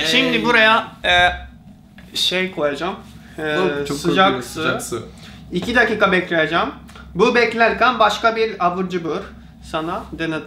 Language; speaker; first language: Turkish; non-native, learner; Japanese